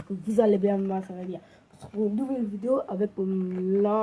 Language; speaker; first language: French; native; French